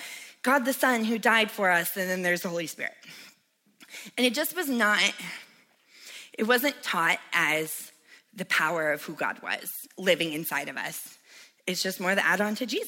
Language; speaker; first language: English; native; English